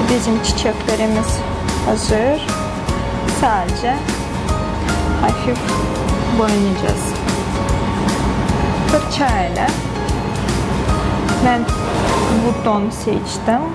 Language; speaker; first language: Turkish; non-native, fluent; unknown